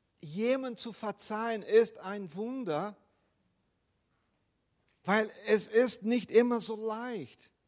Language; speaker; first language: German; non-native, fluent; Portuguese